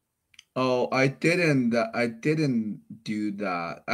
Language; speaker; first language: English; non-native, learner; Chinese